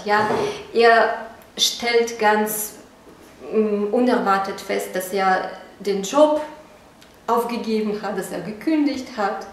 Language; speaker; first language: German; non-native, fluent; Russian